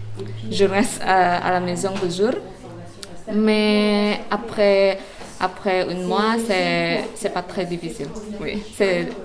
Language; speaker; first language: French; non-native, learner; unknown